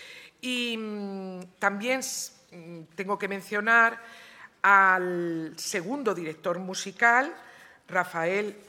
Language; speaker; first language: Spanish; native; Spanish